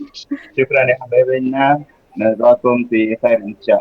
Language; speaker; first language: Arabic; native; Arabic